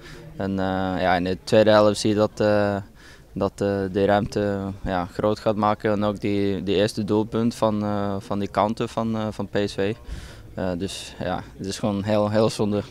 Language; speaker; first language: Dutch; non-native, fluent; Norwegian